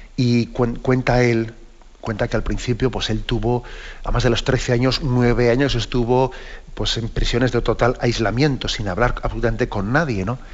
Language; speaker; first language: Spanish; native; Spanish